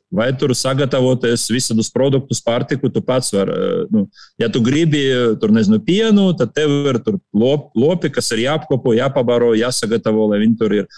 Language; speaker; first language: Latvian; non-native, local second language; Russian